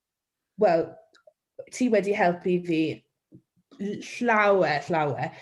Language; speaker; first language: Welsh; non-native, local second language; English